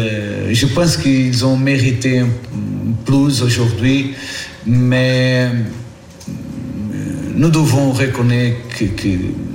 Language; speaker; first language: French; non-native, fluent; Portuguese